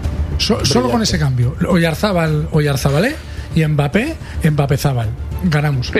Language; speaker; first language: Spanish; native; Spanish